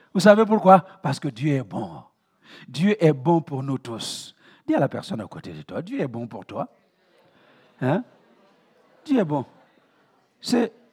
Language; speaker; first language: French; non-native, local second language; Mossi